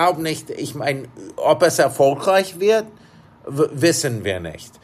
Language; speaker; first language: German; non-native, fluent; English